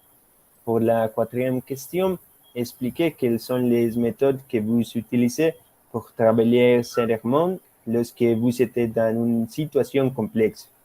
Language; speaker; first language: French; non-native, learner; Spanish